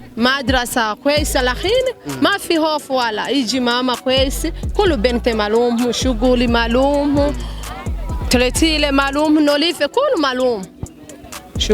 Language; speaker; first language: Arabic; non-native, learner; Rundi